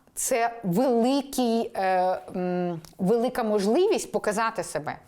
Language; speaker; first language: Ukrainian; non-native, local second language; Russian